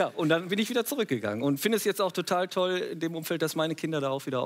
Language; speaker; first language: German; native; German